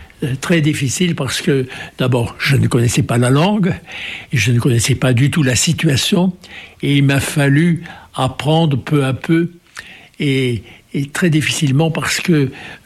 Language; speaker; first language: French; native; French